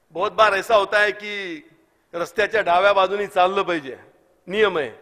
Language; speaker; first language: Hindi; non-native, local second language; Marathi